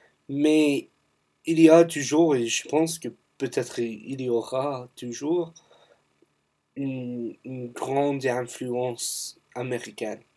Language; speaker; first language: French; non-native, fluent; English